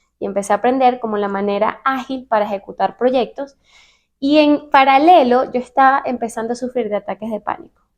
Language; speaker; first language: Spanish; native; Spanish